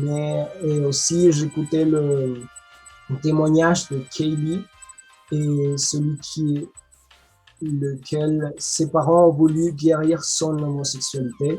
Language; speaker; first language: French; non-native, learner; Spanish